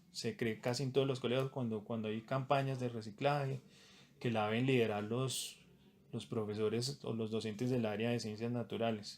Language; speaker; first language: Spanish; native; Spanish